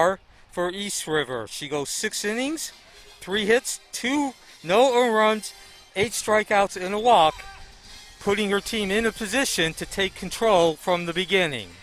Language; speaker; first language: English; native; English